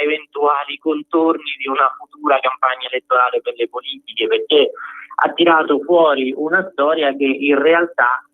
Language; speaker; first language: Italian; native; Italian